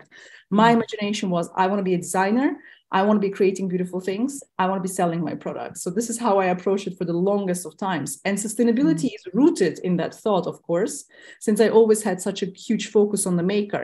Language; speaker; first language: English; non-native, fluent; Russian